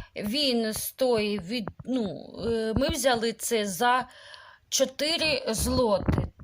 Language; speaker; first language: Ukrainian; non-native, local second language; Russian